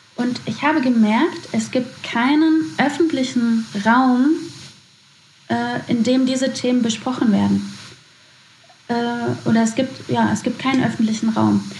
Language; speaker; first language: German; native; German